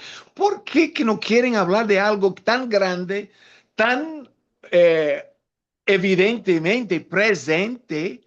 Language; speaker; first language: Spanish; non-native, fluent; English